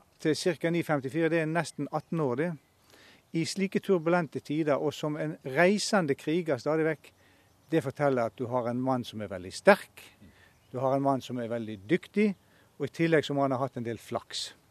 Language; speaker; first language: Norwegian; native; Norwegian